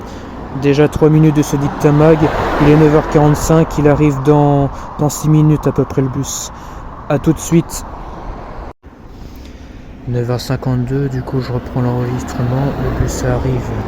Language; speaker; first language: French; native; French